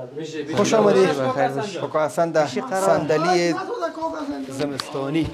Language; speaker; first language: Persian; native; Persian